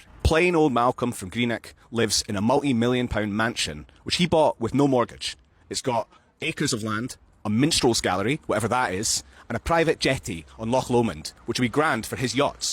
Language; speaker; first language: English; native; English